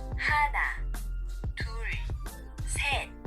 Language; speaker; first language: Korean; non-native, fluent; Spanish